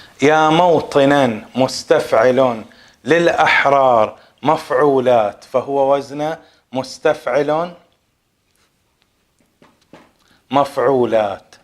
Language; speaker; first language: Arabic; native; Arabic